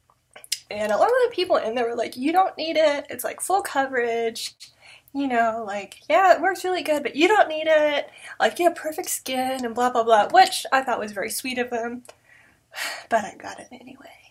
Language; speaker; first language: English; native; English